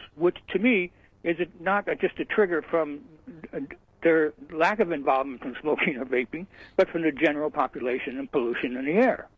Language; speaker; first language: English; early bilingual, other home language; Norwegian